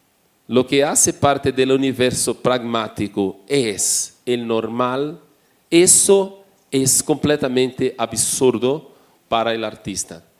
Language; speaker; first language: Spanish; non-native, fluent; Portuguese